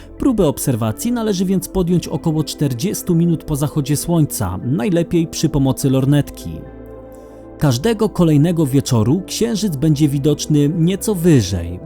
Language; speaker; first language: Polish; native; Polish